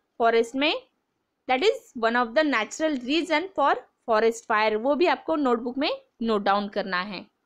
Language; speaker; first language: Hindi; non-native, local second language; Marathi